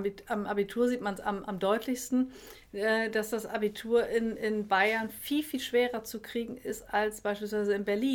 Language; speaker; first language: German; native; German